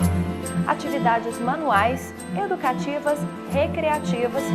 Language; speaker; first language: Portuguese; native; Portuguese